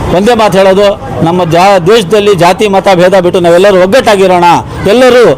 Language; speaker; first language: Kannada; non-native, local second language; Urdu